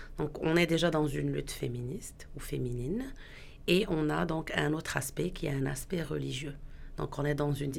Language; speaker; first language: French; non-native, local second language; Arabic